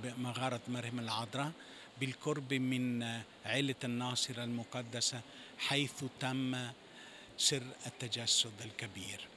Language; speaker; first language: Arabic; non-native, fluent; Italian